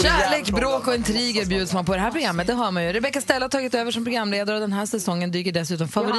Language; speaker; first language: Swedish; native; Swedish